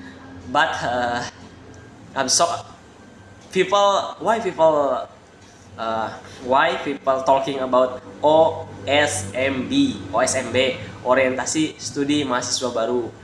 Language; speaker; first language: English; non-native, learner; Indonesian